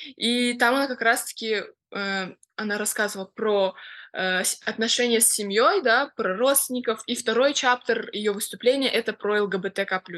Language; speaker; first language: Russian; native; Russian